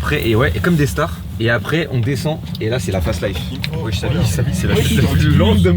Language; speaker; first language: French; native; French